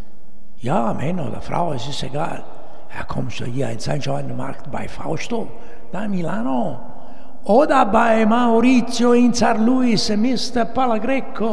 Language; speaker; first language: German; non-native, fluent; Italian